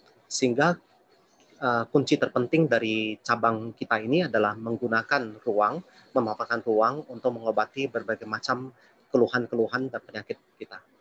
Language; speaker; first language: Indonesian; early bilingual, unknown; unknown